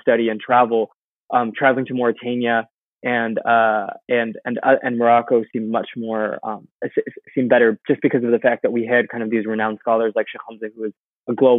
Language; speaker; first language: English; native; English